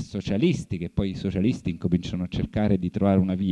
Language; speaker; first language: Italian; native; Italian